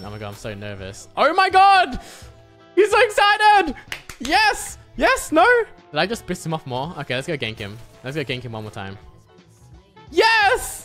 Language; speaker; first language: English; native; English